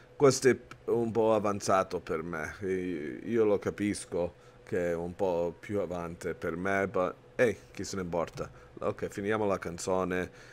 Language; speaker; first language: Italian; early bilingual, heritage; English